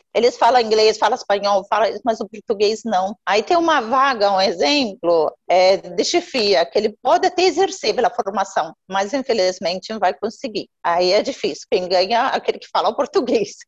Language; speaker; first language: Portuguese; non-native, fluent; Arabic